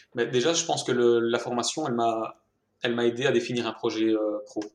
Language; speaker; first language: French; native; French